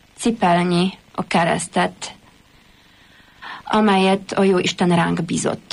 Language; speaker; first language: Hungarian; non-native, fluent; Polish